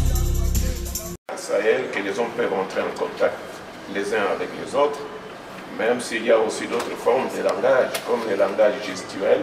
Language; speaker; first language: French; non-native, local second language; Lingala